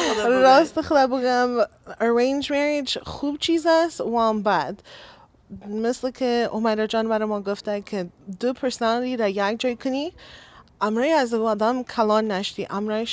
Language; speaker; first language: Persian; early bilingual, heritage; Persian